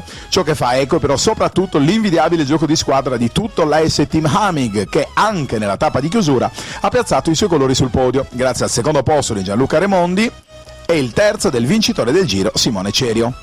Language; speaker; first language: Italian; native; Italian